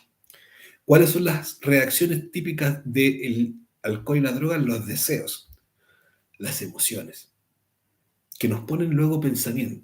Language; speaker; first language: Spanish; native; Spanish